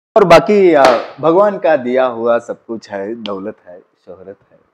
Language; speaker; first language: Hindi; non-native, local second language; Marathi